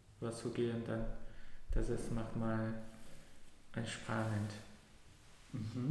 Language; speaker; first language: German; non-native, learner; Cantonese